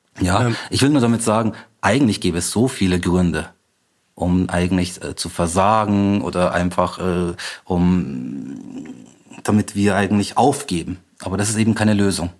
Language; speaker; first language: German; native; German